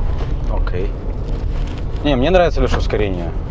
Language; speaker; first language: Russian; native; Russian